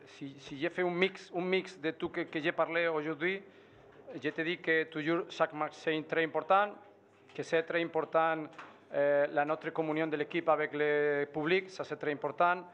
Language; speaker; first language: French; non-native, fluent; Spanish